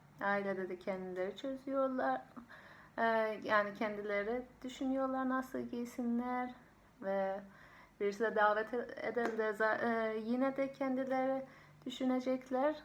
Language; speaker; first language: Turkish; non-native, fluent; Persian